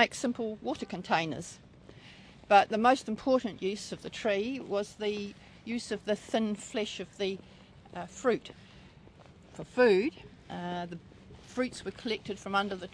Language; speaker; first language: English; native; English